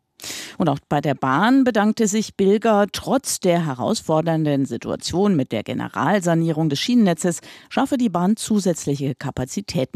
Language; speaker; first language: German; native; German